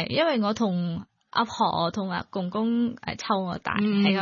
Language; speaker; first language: Cantonese; non-native, learner; Thai